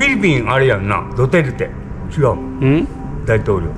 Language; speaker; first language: Japanese; native; Japanese